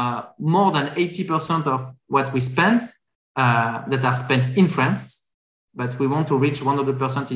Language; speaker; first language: English; non-native, fluent; French